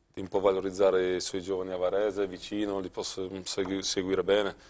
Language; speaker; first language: Italian; native; Italian